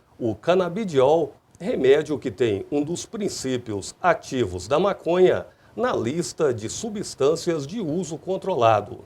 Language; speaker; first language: Portuguese; native; Portuguese